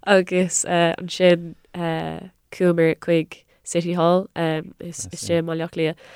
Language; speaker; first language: Irish; non-native, local second language; English